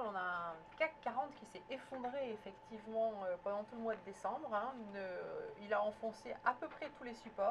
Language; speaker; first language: French; native; French